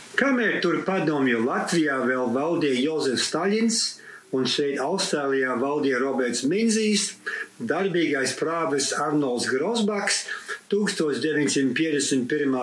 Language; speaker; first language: Latvian; early bilingual, heritage; Latvian